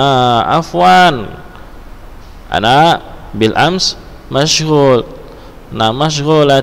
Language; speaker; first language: Arabic; non-native, fluent; Indonesian